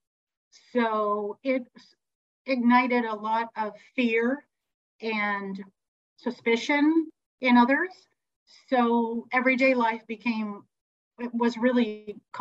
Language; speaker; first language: English; native; English